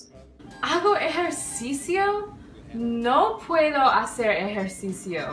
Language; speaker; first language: Spanish; non-native, learner; English